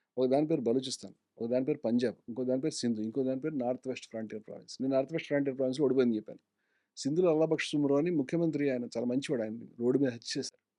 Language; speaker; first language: Telugu; native; Telugu